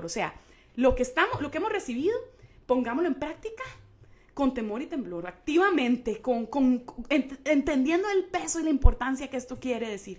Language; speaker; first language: Spanish; native; Spanish